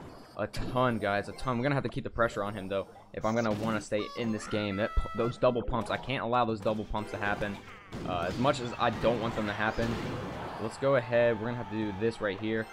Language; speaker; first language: English; native; English